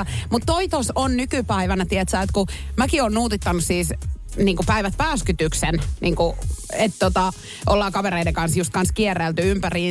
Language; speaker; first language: Finnish; native; Finnish